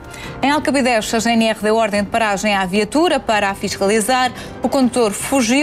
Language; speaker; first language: Portuguese; native; Portuguese